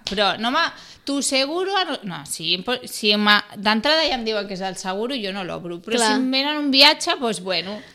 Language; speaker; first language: Catalan; non-native, local second language; Spanish